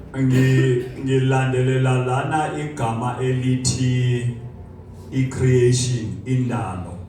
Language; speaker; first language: Zulu; non-native, local second language; Xhosa